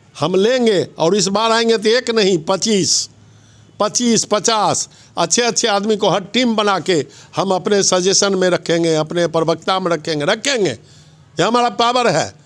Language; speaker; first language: Hindi; native; Hindi